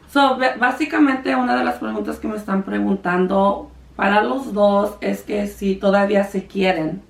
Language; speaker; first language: Spanish; early bilingual, heritage; Spanish